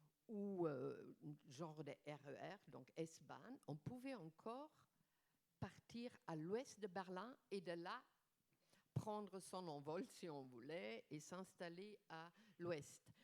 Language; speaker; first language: French; non-native, fluent; German